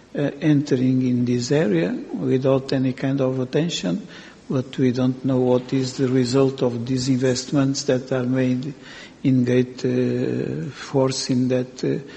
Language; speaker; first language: English; non-native, fluent; Portuguese